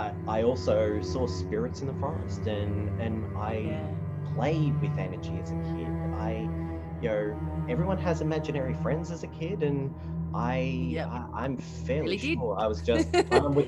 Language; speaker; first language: English; native; English